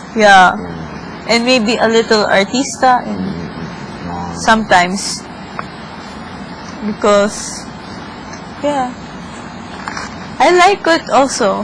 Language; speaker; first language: English; non-native, local second language; Filipino